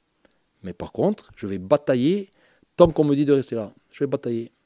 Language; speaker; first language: French; native; French